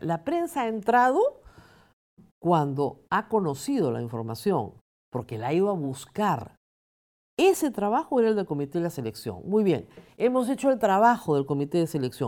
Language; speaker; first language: Spanish; native; Spanish